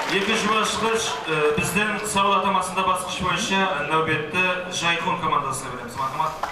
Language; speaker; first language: Uzbek; non-native, local second language; Kara-Kalpak